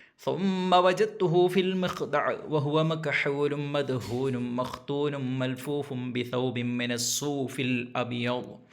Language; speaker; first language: Arabic; non-native, fluent; Malayalam